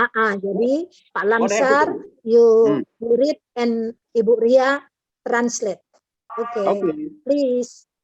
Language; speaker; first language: English; non-native, learner; Indonesian